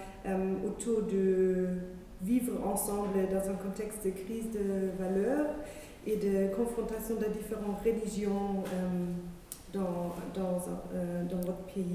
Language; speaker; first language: French; non-native, fluent; German